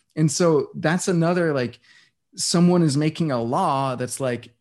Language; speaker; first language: English; non-native, fluent; Danish